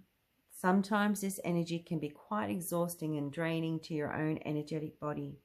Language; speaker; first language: English; native; English